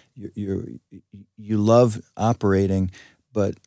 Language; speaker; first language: English; early bilingual, other home language; Greek